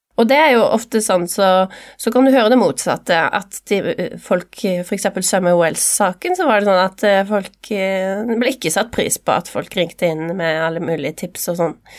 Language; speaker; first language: Norwegian; native; Norwegian